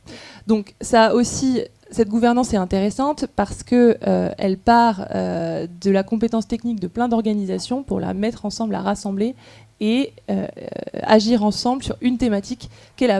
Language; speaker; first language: French; native; French